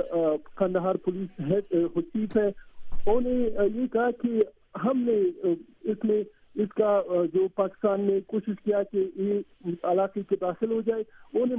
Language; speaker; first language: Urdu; non-native, learner; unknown